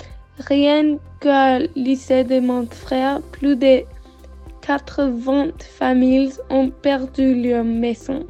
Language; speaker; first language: French; non-native, learner; English